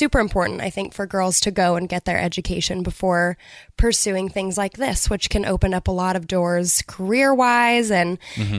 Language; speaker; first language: English; native; English